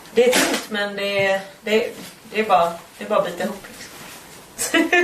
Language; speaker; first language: Swedish; native; Swedish